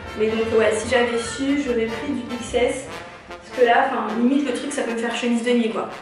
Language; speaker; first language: French; early bilingual, other home language; Portuguese